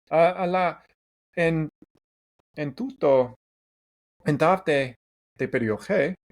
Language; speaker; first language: Greek; non-native, learner; English